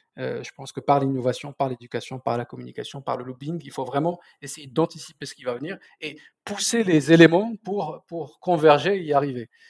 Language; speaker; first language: French; non-native, local second language; Berber languages